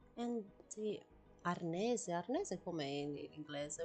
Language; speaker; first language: English; non-native, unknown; Italian